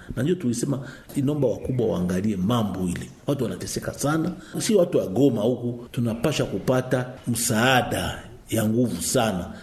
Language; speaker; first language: Swahili; non-native, local second language; Nande